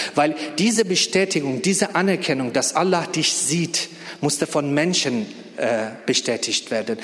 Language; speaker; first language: German; non-native, fluent; Persian